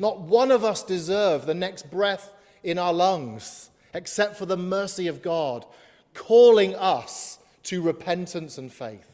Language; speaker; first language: English; native; English